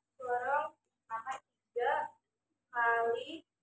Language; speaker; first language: Indonesian; native; Indonesian